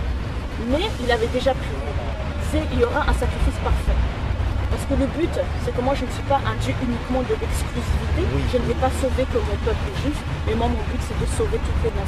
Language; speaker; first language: French; native; French